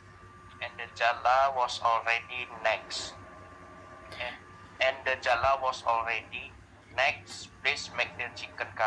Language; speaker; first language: English; non-native, learner; Indonesian